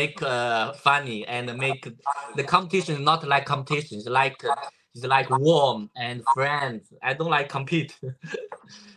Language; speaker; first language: English; non-native, learner; Chinese